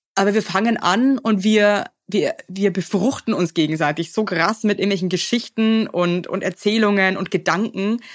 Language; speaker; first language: German; native; German